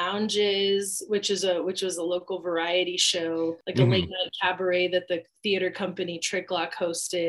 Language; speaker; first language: English; native; English